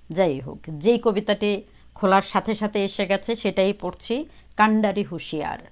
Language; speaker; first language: Bangla; native; Bangla